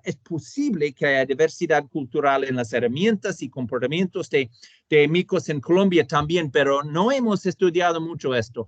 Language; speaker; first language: Spanish; non-native, fluent; English